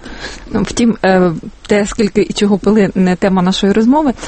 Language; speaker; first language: Ukrainian; native; Ukrainian